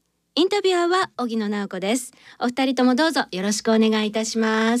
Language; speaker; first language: Japanese; native; Japanese